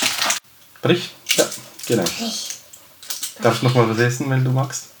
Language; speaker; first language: German; native; German